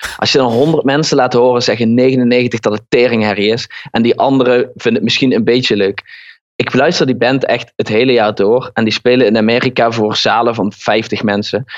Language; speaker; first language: Dutch; native; Dutch